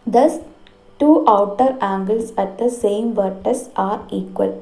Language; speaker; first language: English; non-native, local second language; Malayalam